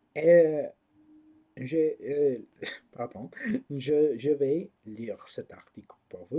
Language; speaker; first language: French; non-native, learner; English